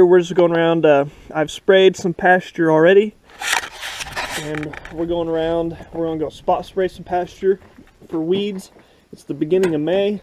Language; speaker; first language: English; native; English